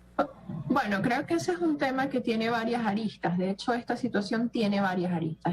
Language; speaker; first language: Spanish; native; Spanish